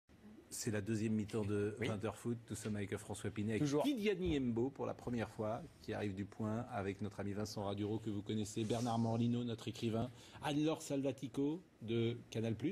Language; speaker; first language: French; native; French